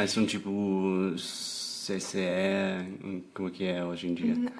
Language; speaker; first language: Portuguese; non-native, fluent; English